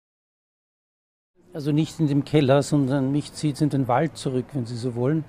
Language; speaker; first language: German; native; German